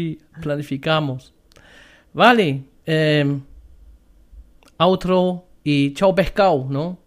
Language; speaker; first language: Spanish; non-native, fluent; German